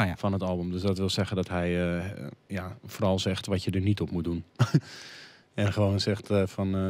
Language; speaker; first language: Dutch; native; Dutch